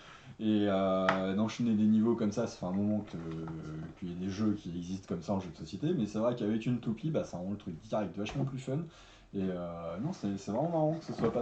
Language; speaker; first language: French; native; French